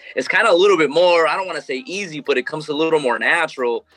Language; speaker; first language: English; early bilingual, other home language; Spanish